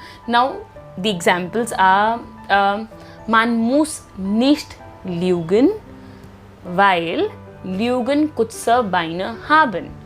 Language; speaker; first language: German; non-native, fluent; Hindi